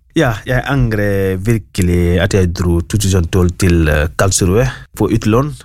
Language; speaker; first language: Norwegian; non-native, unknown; Wolof